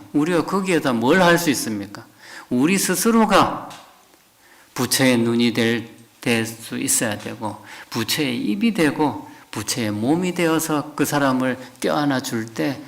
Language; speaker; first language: Korean; native; Korean